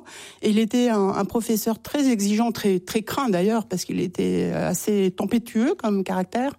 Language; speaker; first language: French; native; French